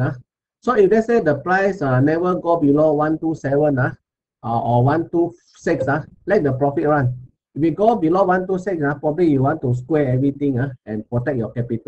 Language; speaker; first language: English; non-native, local second language; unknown